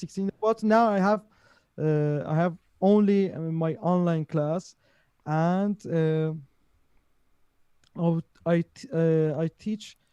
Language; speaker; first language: English; non-native, learner; Persian